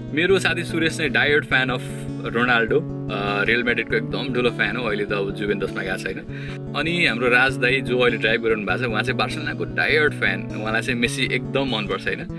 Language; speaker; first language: Nepali; native; Nepali